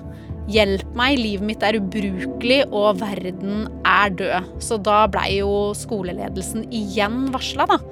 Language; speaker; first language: Norwegian; native; Norwegian